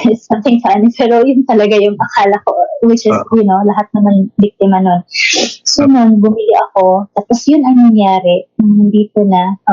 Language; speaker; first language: Filipino; non-native, local second language; Cebuano